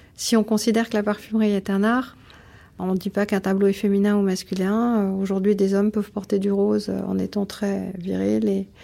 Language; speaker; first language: French; native; French